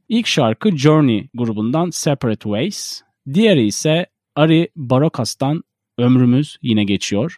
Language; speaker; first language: Turkish; native; Turkish